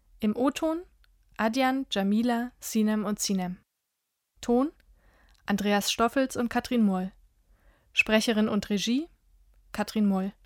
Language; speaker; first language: German; native; German